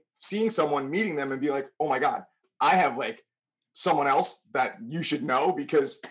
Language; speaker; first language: English; native; English